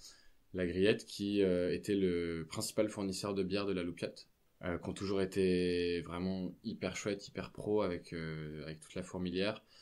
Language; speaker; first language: French; native; French